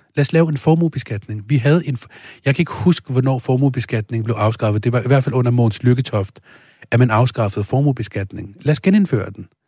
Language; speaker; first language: Danish; early bilingual, other home language; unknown